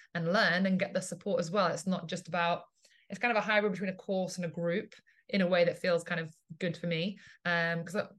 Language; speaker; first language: English; native; English